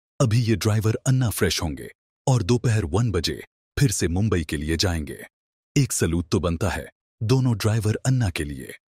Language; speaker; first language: Hindi; non-native, local second language; Marathi